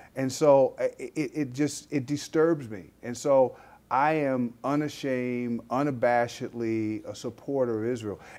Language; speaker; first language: English; native; English